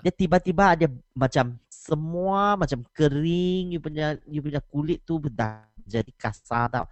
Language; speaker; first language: Malay; non-native, local second language; Chinese